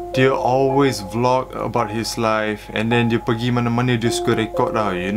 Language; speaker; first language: English; non-native, local second language; Malay